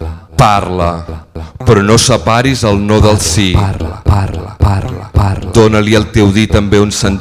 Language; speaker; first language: Catalan; native; Catalan